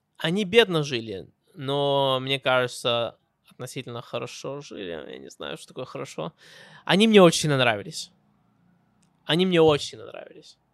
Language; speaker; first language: Russian; early bilingual, heritage; Russian